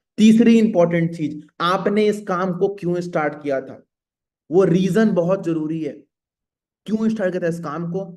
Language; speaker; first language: Hindi; native; Hindi